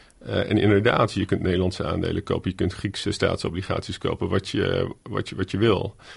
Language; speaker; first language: Dutch; native; Dutch